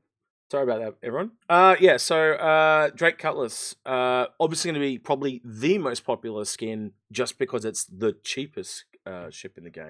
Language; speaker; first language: English; native; English